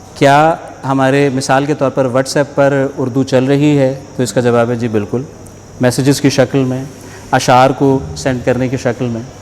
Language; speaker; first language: Urdu; non-native, local second language; Punjabi